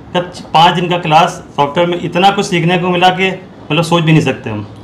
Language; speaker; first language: Hindi; native; Hindi